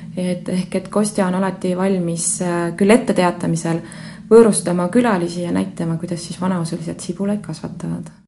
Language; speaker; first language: Estonian; native; Estonian